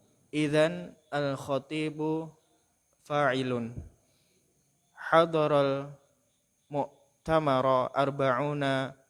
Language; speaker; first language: Arabic; non-native, learner; Indonesian